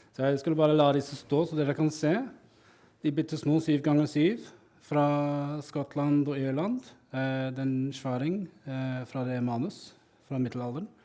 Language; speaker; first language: Norwegian; non-native, fluent; English